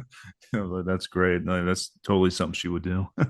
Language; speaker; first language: English; native; English